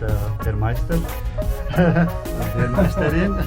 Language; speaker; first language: German; non-native, learner; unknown